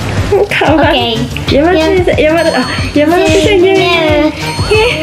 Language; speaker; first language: Japanese; native; Japanese